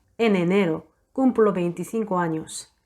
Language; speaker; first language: Spanish; non-native, fluent; Korean